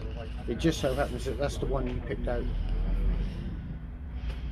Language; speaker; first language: English; native; English